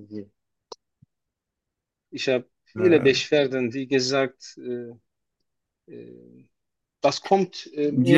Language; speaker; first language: German; non-native, learner; Turkish